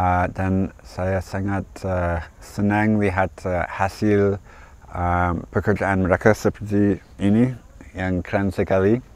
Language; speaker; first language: Indonesian; non-native, fluent; English